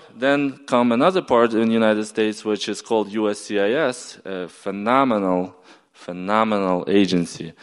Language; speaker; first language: English; non-native, fluent; Ukrainian